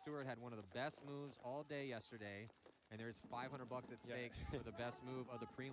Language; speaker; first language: English; native; English